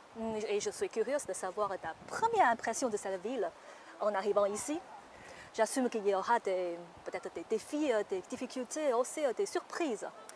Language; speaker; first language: French; non-native, fluent; Chinese